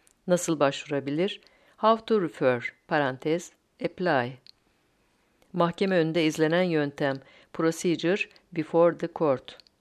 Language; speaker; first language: Turkish; native; Turkish